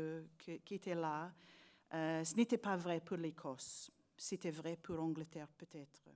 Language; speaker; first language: French; non-native, learner; English